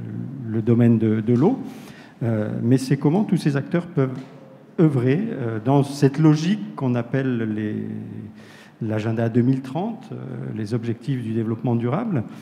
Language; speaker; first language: French; native; French